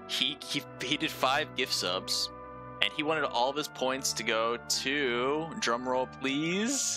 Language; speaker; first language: English; native; English